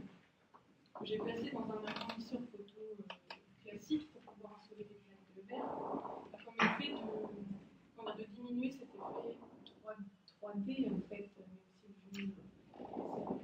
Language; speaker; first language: French; native; French